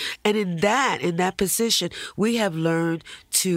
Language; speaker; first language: English; early bilingual, other home language; Spanish